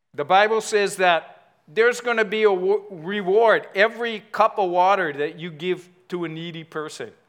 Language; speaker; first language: English; native; English